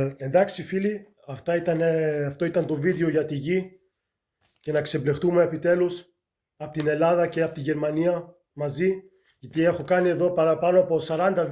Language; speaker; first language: Greek; early bilingual, heritage; Greek